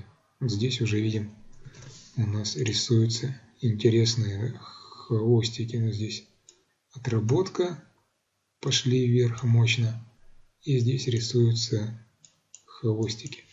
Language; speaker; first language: Russian; native; Russian